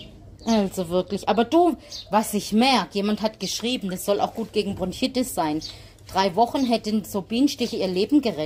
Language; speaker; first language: German; native; German